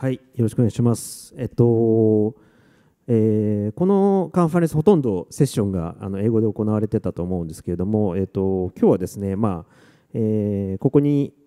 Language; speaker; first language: Japanese; native; Japanese